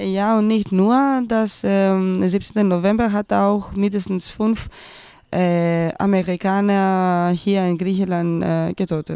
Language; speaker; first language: German; non-native, fluent; Greek